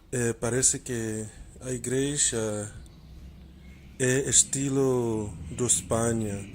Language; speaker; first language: Portuguese; non-native, learner; English